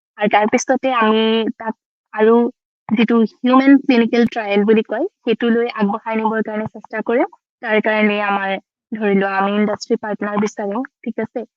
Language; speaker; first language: Assamese; native; Assamese